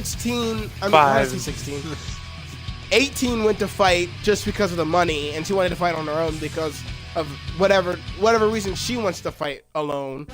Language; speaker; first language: English; native; English